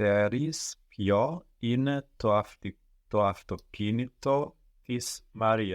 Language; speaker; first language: Greek; non-native, learner; English